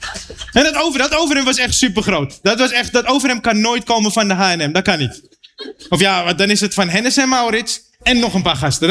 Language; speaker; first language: Dutch; native; Dutch